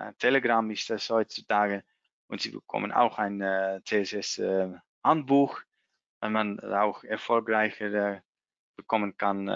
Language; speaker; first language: German; non-native, learner; Dutch